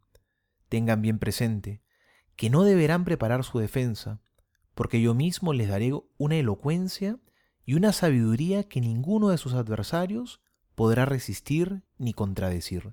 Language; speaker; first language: Spanish; native; Spanish